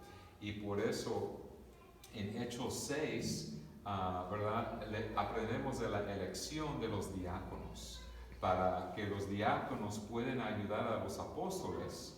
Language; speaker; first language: Spanish; early bilingual, other home language; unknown